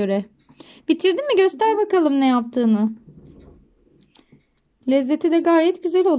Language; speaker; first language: Turkish; native; Turkish